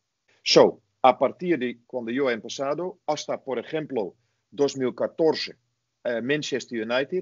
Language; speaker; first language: Spanish; non-native, fluent; Dutch